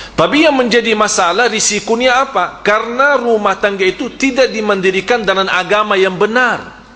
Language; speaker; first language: Malay; non-native, fluent; Arabic